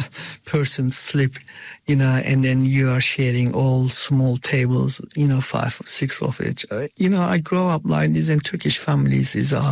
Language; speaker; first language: English; non-native, fluent; Turkish